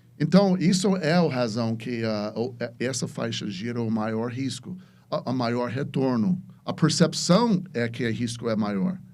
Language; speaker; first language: Portuguese; non-native, fluent; English